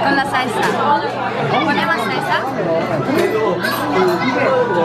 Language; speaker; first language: Spanish; non-native, learner; Korean